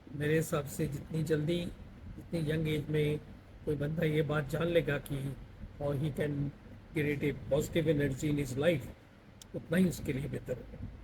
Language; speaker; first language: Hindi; non-native, local second language; Punjabi